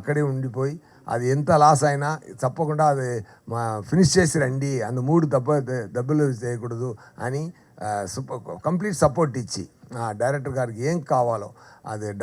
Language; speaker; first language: Telugu; non-native, local second language; Tamil